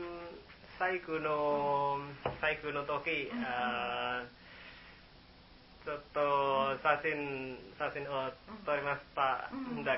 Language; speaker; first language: Japanese; non-native, learner; Indonesian